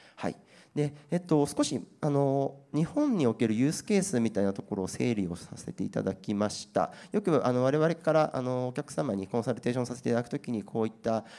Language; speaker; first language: Japanese; native; Japanese